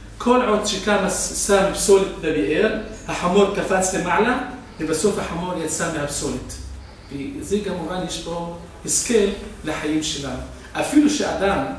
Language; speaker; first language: Hebrew; non-native, local second language; Arabic